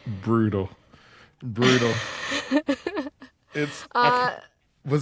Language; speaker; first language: English; native; English